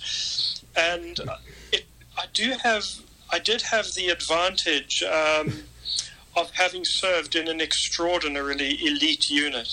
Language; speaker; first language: English; native; English